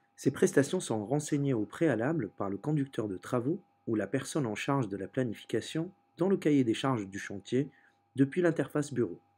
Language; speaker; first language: French; native; French